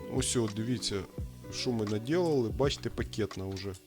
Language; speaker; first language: Ukrainian; non-native, local second language; Russian